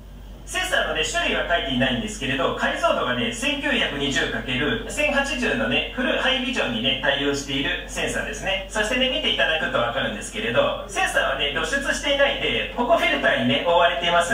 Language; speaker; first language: Japanese; native; Japanese